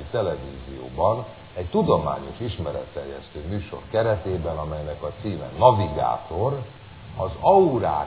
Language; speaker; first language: Hungarian; native; Hungarian